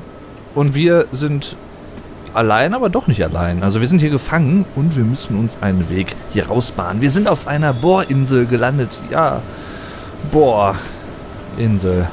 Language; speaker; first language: German; native; German